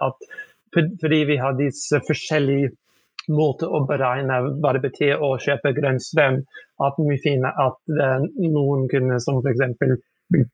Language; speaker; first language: Norwegian; non-native, fluent; English